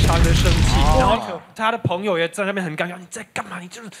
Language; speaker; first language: Chinese; non-native, fluent; German